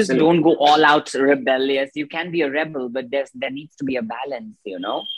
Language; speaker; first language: English; non-native, local second language; Nepali